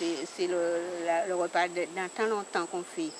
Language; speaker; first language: French; non-native, local second language; Guadeloupean Creole French